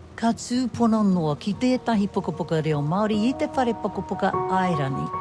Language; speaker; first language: Māori; non-native, local second language; English